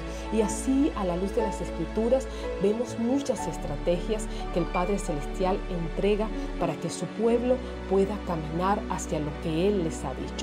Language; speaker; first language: Spanish; native; Spanish